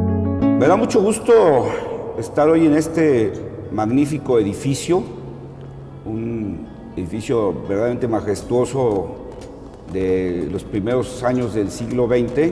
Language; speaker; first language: Spanish; native; Spanish